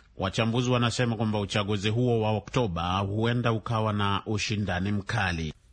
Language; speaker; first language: Swahili; non-native, local second language; Meru